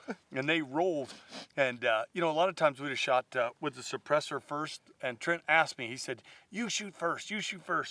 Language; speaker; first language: English; native; English